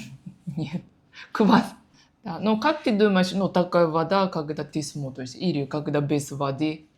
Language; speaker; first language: Russian; non-native, learner; Japanese